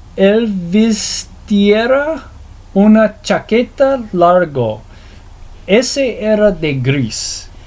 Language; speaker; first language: Spanish; non-native, learner; English